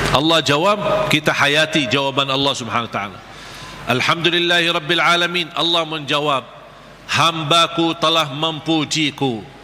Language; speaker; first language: Malay; non-native, fluent; Arabic